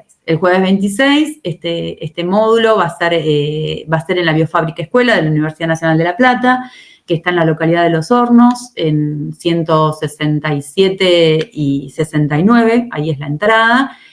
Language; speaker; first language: Spanish; native; Spanish